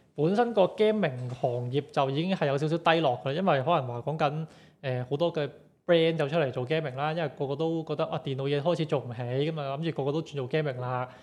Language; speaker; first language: Cantonese; native; Cantonese